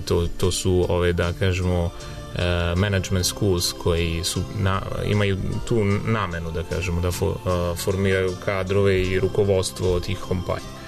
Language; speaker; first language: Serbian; non-native, fluent; Italian